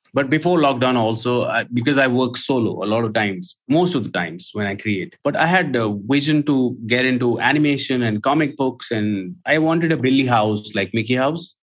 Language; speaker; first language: English; non-native, local second language; Hindi